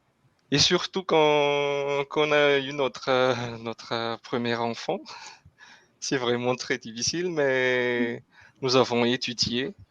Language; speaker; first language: French; non-native, local second language; Malagasy